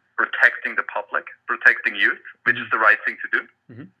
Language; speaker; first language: English; non-native, fluent; German